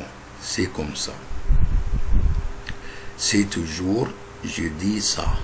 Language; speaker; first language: French; non-native, fluent; Arabic